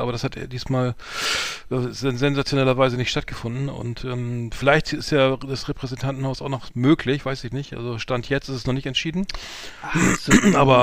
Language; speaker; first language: German; native; German